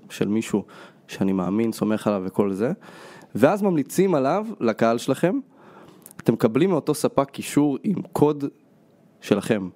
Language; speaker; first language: Hebrew; early bilingual, other home language; Russian